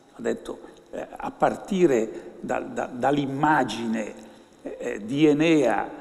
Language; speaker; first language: Italian; native; Italian